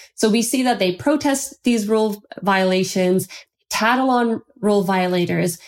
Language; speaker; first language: English; non-native, fluent; Turkish